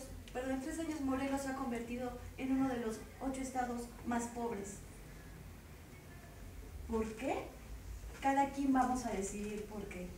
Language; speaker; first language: Spanish; native; Spanish